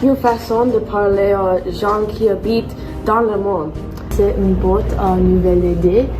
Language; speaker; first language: French; non-native, learner; English